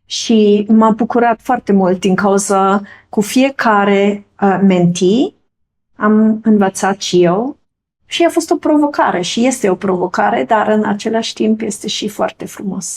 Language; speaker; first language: Romanian; non-native, fluent; German